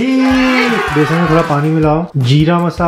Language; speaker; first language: Hindi; native; Hindi